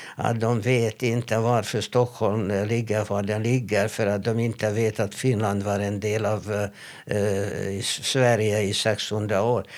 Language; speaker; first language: Swedish; non-native, fluent; Hebrew